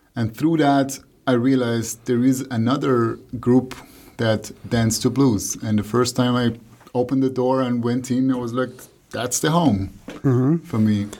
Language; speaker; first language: English; non-native, fluent; Persian